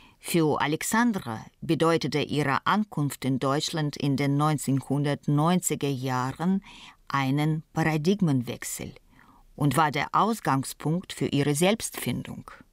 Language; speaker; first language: German; non-native, fluent; Russian